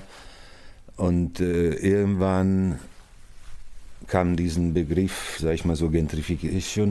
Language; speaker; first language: German; non-native, fluent; Italian